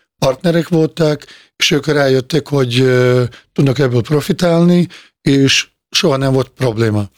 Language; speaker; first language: Hungarian; non-native, fluent; Bosnian